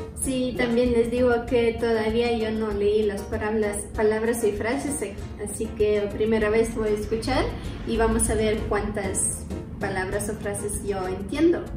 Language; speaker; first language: Spanish; non-native, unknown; Ukrainian